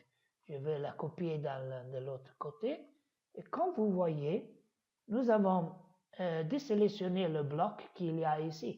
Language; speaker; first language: French; non-native, fluent; Italian